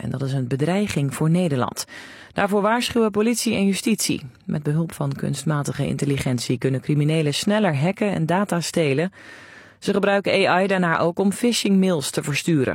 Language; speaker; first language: Dutch; native; Dutch